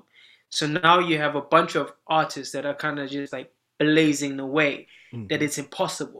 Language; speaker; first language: English; non-native, local second language; Shona